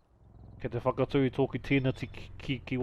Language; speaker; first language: Māori; non-native, local second language; English